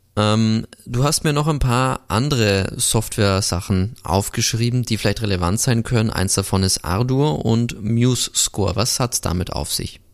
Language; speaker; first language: German; native; German